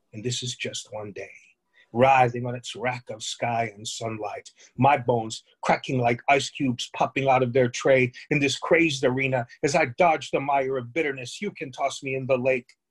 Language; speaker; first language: English; native; English